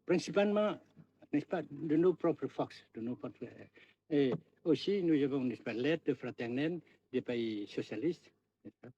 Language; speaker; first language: French; non-native, local second language; Vietnamese